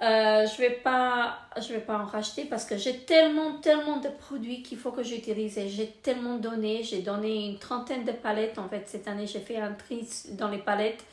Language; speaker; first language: French; native; French